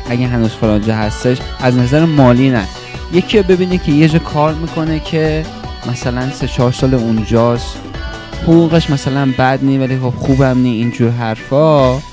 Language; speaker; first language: Persian; early bilingual, heritage; Persian